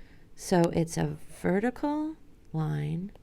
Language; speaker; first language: English; native; English